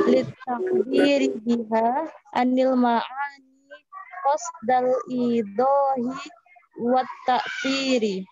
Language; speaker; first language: Arabic; non-native, learner; Indonesian